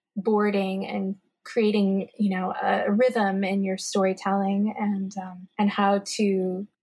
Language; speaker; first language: English; native; English